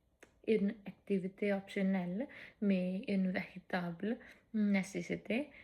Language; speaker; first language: French; non-native, fluent; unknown